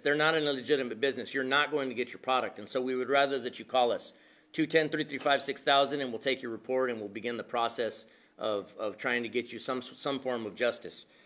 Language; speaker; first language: English; early bilingual, other home language; Spanish